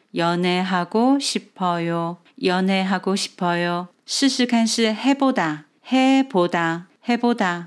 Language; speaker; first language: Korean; non-native, fluent; Chinese